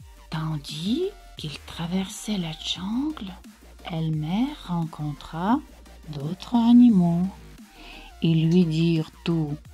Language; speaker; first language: French; non-native, fluent; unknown